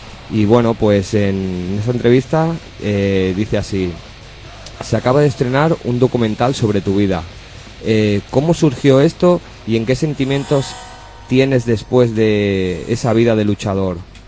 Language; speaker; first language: Spanish; native; Spanish